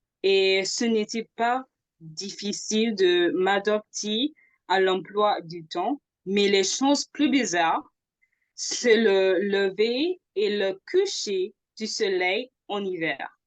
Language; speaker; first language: French; non-native, fluent; English